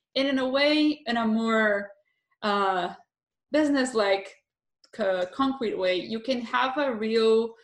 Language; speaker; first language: English; non-native, fluent; Portuguese